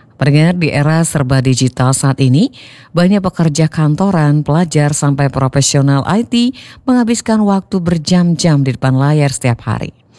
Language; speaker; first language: Indonesian; native; Indonesian